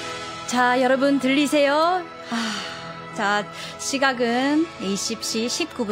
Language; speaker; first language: Korean; native; Korean